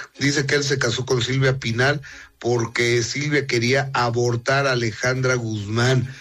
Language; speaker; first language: Spanish; native; Spanish